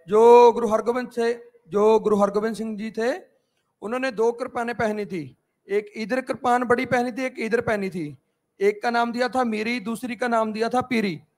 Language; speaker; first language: Hindi; non-native, local second language; Punjabi